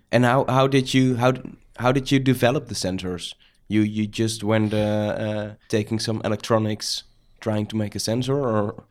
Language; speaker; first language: English; non-native, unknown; Dutch